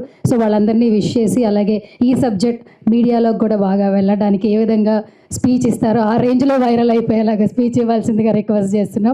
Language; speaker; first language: Telugu; native; Telugu